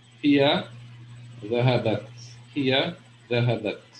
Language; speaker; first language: Arabic; non-native, fluent; English